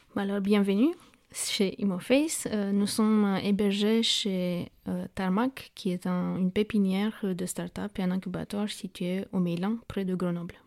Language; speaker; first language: French; non-native, fluent; Romanian